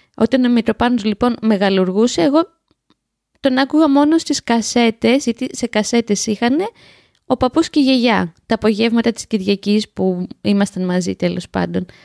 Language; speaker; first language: Greek; native; Greek